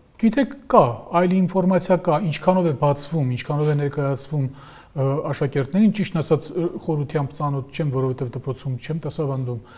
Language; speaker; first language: Armenian; native; Armenian